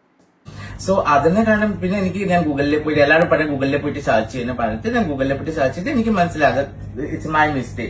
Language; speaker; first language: Malayalam; non-native, fluent; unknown